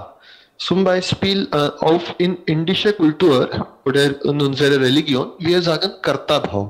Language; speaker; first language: German; non-native, learner; Hindi